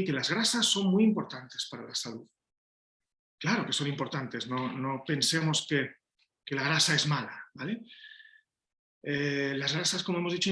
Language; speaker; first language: Spanish; native; Spanish